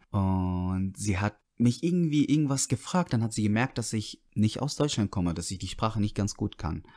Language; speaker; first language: German; non-native, fluent; Arabic